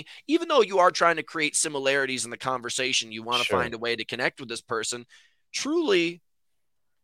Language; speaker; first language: English; native; English